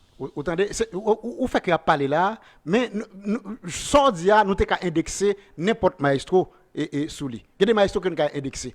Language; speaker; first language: Haitian Creole; native; Haitian Creole